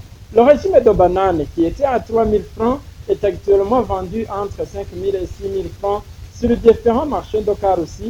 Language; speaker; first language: French; non-native, local second language; Rundi